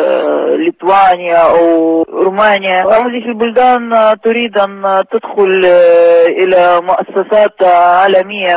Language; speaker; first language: Arabic; non-native, fluent; Russian